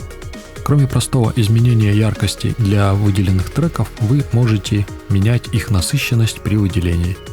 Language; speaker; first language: Russian; native; Russian